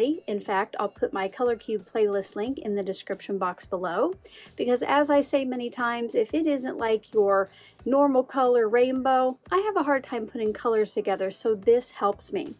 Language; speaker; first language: English; native; English